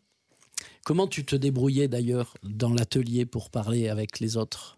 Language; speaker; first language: French; native; French